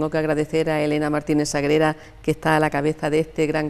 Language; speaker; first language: Spanish; native; Spanish